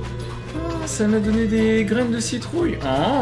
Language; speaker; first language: French; native; French